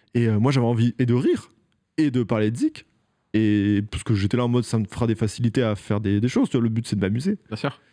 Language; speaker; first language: French; native; French